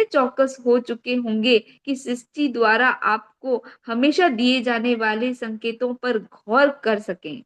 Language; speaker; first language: Hindi; native; Hindi